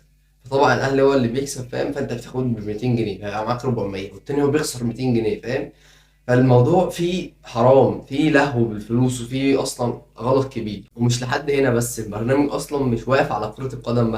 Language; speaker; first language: Arabic; native; Arabic